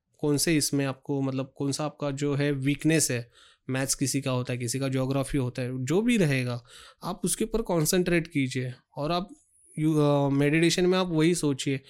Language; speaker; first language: Hindi; non-native, local second language; Marathi